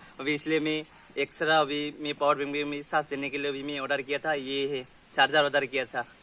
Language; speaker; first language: Hindi; non-native, local second language; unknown